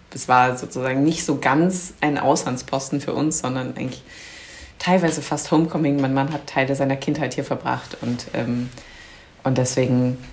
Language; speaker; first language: German; native; German